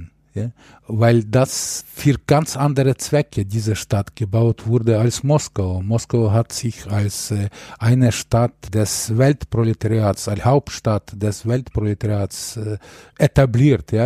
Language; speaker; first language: German; non-native, fluent; Ukrainian